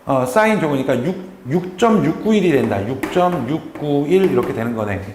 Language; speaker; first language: Korean; native; Korean